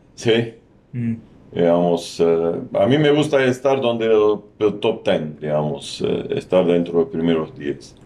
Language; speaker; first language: Spanish; non-native, fluent; Arabic